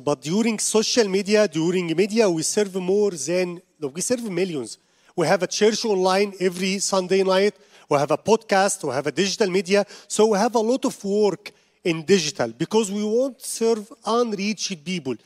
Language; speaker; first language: English; non-native, learner; Arabic